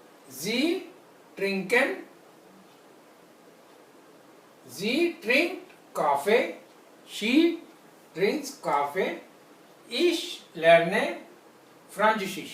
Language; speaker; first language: German; non-native, fluent; Hindi